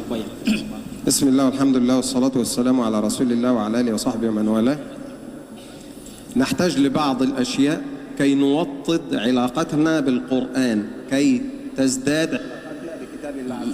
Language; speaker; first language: Arabic; native; Arabic